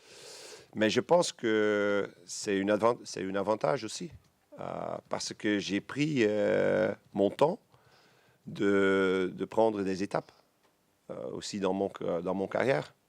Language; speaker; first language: French; non-native, local second language; Dutch